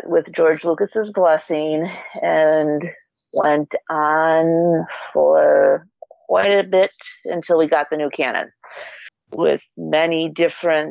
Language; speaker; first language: English; native; English